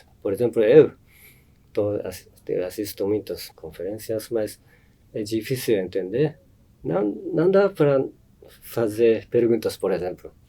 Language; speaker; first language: Portuguese; non-native, fluent; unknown